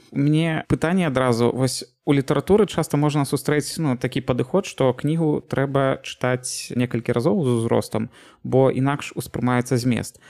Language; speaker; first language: Belarusian; native; Belarusian